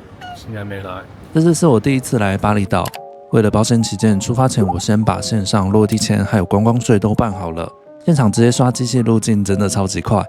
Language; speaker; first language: Chinese; native; Chinese